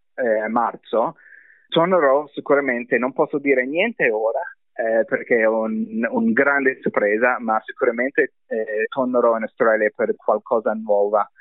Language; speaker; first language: Italian; non-native, fluent; English